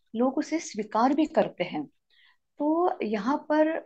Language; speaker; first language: Hindi; non-native, local second language; Marathi